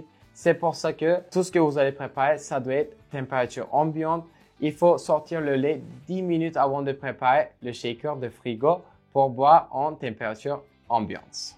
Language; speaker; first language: French; non-native, fluent; Turkish